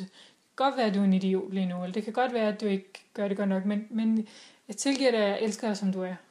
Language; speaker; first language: Danish; native; Danish